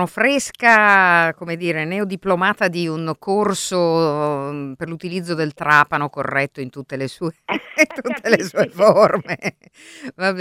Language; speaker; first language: Italian; native; Italian